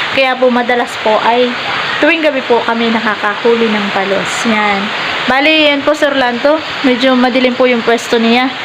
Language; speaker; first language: Filipino; native; Filipino